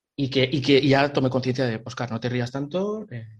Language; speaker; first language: Spanish; native; Spanish